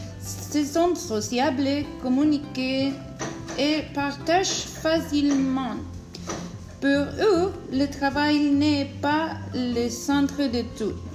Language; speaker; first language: French; non-native, learner; Spanish